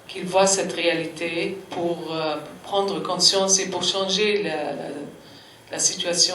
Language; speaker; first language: French; non-native, fluent; Arabic